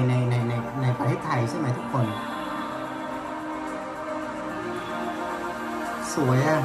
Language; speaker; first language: Thai; non-native, fluent; Vietnamese